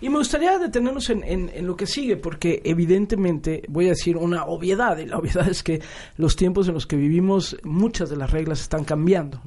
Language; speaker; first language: Spanish; native; Spanish